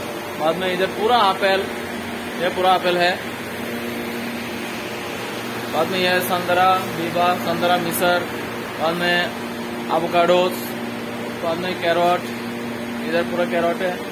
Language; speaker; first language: Hindi; non-native, learner; Bangla